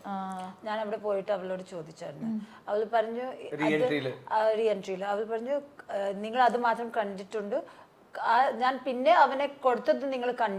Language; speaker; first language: Malayalam; non-native, local second language; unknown